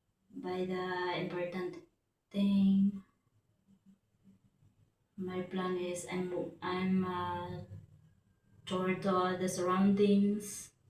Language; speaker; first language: English; non-native, local second language; Filipino